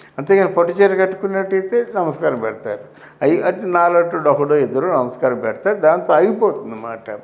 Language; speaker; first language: Telugu; native; Telugu